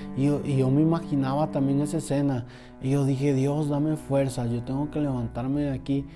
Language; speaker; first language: Spanish; native; Spanish